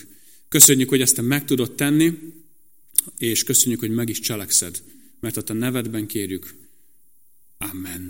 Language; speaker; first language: Hungarian; native; Hungarian